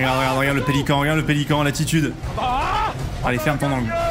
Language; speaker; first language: French; native; French